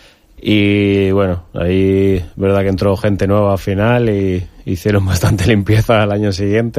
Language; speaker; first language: Spanish; native; Spanish